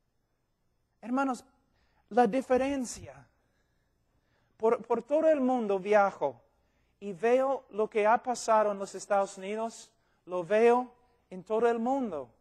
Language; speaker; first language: Spanish; non-native, fluent; English